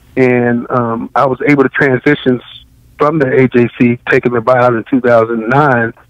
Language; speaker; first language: English; native; English